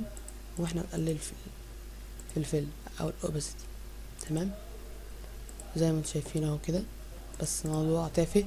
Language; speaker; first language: Arabic; native; Arabic